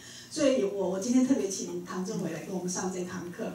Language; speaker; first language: Chinese; native; Chinese